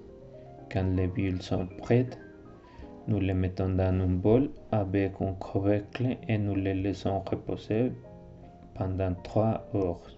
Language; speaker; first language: French; non-native, learner; Spanish